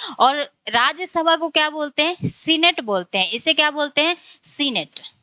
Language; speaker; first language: Hindi; native; Hindi